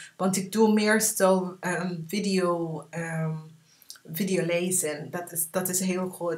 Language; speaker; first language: Dutch; early bilingual, heritage; English